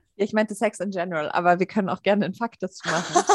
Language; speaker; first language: German; native; German